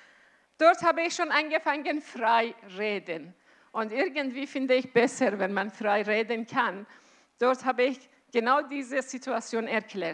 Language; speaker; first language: German; non-native, fluent; Azerbaijani